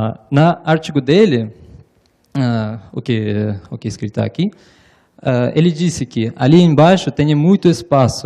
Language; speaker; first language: Portuguese; non-native, learner; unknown